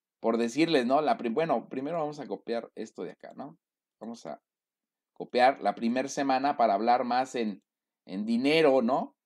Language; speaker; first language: Spanish; native; Spanish